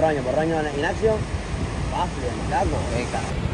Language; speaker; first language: Spanish; native; Spanish